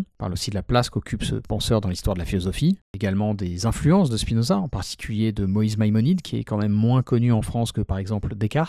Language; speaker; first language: French; native; French